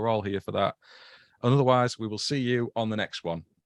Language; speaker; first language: English; native; English